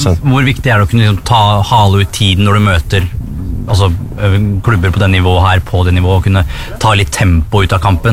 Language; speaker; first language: Norwegian; native; Norwegian